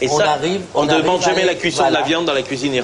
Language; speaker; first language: French; native; French